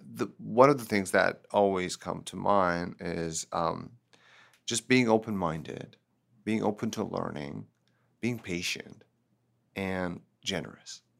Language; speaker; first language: English; non-native, fluent; Turkish